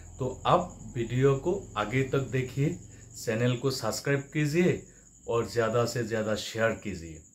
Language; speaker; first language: Hindi; non-native, local second language; Assamese